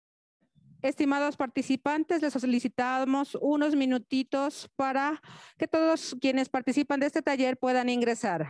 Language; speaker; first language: Spanish; native; Spanish